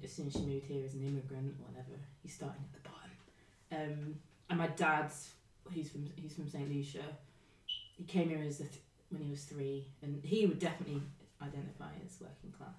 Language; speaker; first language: English; native; English